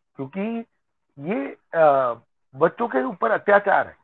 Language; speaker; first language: Hindi; non-native, local second language; Gujarati